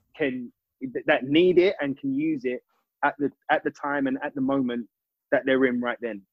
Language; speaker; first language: English; native; English